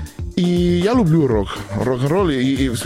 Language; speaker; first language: Russian; non-native, learner; Spanish